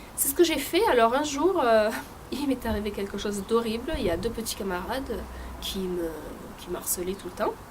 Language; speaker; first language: French; early bilingual, other home language; Italian